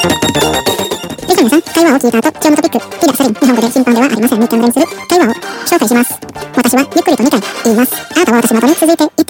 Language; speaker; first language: Japanese; non-native, fluent; Indonesian